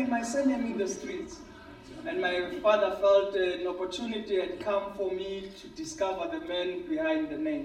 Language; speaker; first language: English; non-native, local second language; Xhosa